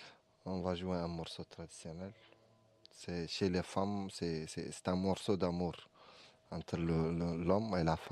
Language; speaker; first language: French; non-native, local second language; Arabic